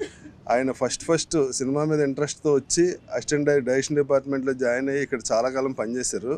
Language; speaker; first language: Telugu; native; Telugu